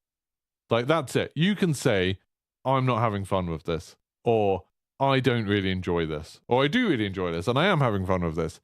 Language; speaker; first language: English; native; English